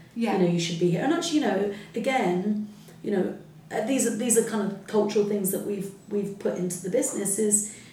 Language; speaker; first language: English; early bilingual, other home language; Arabic